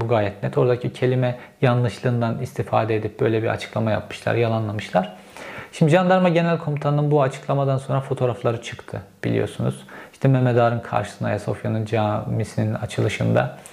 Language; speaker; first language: Turkish; native; Turkish